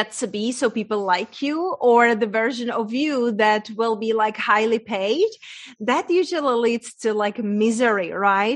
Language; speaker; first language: English; non-native, fluent; Czech